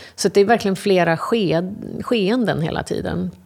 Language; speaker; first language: Swedish; early bilingual, other home language; English